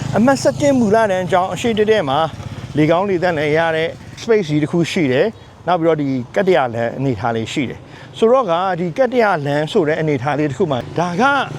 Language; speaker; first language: Burmese; native; Burmese